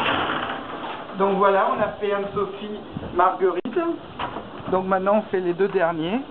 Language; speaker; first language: French; native; French